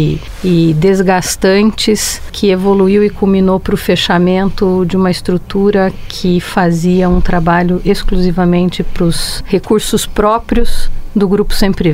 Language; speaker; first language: Portuguese; native; Portuguese